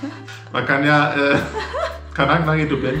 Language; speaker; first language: Indonesian; non-native, fluent; German